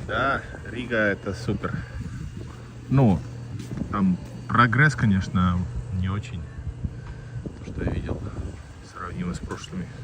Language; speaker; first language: Russian; early bilingual, heritage; Russian